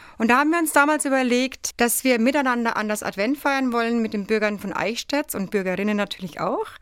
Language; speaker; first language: German; native; German